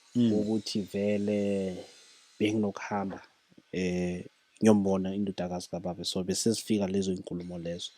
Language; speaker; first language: Zulu; non-native, local second language; Southern Sotho